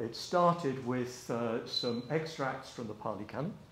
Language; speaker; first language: English; native; English